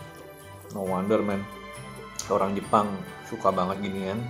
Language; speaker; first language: Indonesian; native; Indonesian